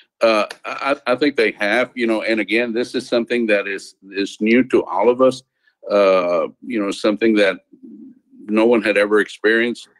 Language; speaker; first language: English; early bilingual, other home language; Spanish